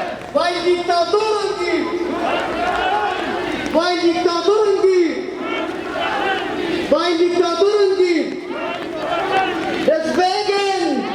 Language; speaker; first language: German; non-native, learner; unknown